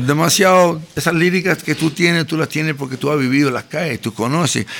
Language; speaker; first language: Spanish; early bilingual, heritage; Spanish